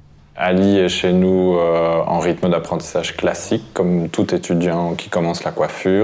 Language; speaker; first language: French; native; French